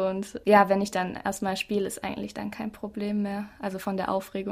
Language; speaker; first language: German; native; German